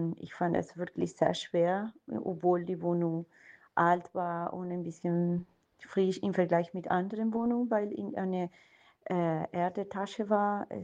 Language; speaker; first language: German; non-native, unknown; Spanish